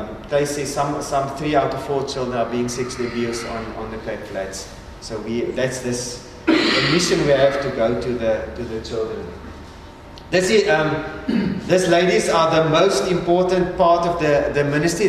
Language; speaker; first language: English; non-native, local second language; Afrikaans